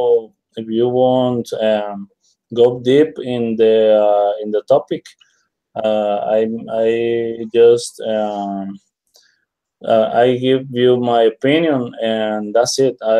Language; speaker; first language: English; non-native, learner; Spanish